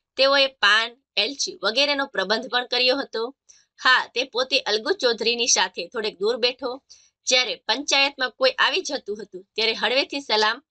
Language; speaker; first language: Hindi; non-native, local second language; Gujarati